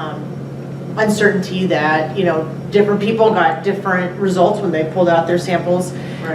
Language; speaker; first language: English; native; English